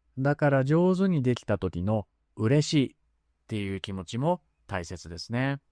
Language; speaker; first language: Japanese; native; Japanese